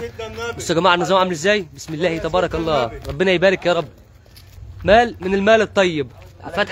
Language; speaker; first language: Arabic; native; Arabic